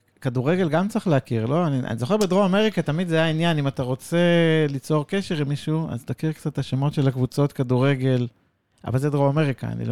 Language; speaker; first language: Hebrew; native; Hebrew